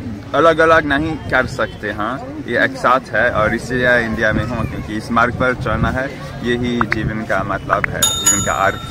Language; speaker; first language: Hindi; non-native, fluent; French